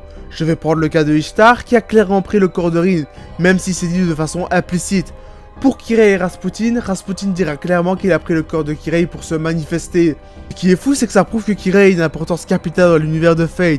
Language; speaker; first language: French; native; French